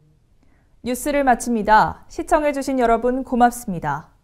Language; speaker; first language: Korean; native; Korean